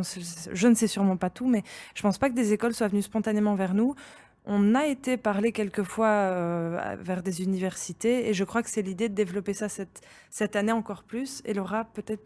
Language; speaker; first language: French; native; French